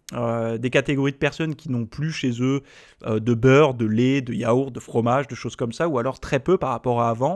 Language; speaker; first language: French; native; French